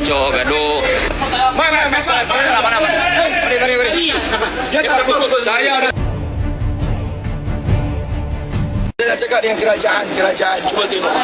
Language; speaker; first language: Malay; non-native, learner; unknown